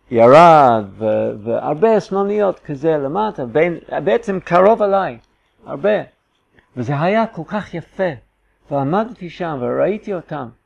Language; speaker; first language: Hebrew; non-native, fluent; English